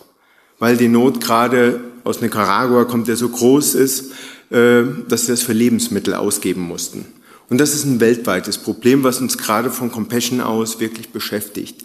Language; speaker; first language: German; native; German